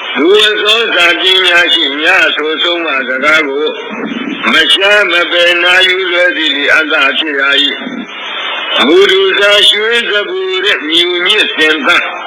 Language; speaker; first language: Burmese; native; Burmese